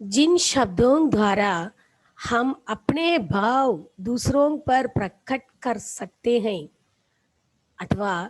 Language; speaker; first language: Hindi; non-native, local second language; Tamil